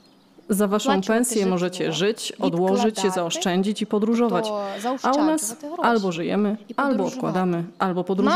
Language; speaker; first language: Ukrainian; native; Ukrainian